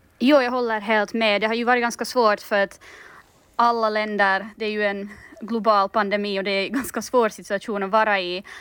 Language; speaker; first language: Swedish; native; Swedish